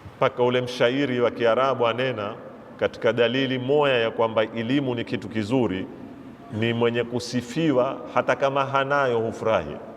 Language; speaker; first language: Swahili; native; Swahili